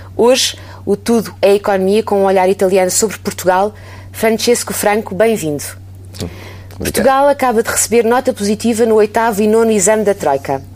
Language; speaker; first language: Portuguese; native; Portuguese